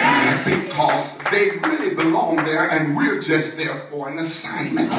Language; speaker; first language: English; native; English